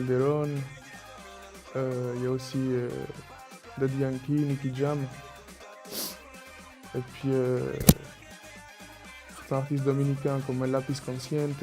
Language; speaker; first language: French; early bilingual, other home language; Spanish